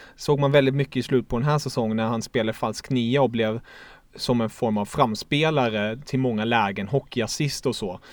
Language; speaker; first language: Swedish; non-native, fluent; German